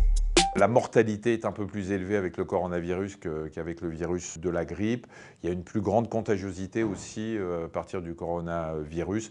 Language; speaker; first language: French; native; French